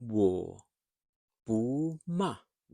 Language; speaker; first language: Chinese; non-native, fluent; English